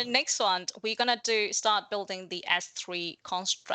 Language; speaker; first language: English; non-native, fluent; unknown